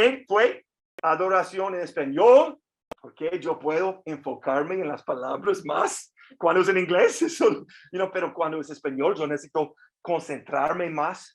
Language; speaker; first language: Spanish; non-native, fluent; English